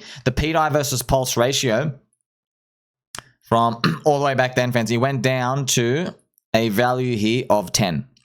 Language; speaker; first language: English; native; English